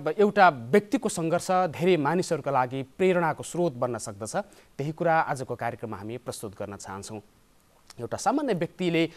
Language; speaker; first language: Nepali; native; Nepali